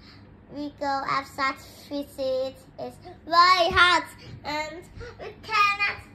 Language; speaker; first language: English; non-native, learner; Vietnamese